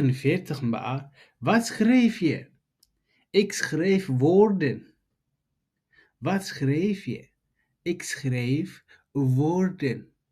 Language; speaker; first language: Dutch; non-native, fluent; Tigrinya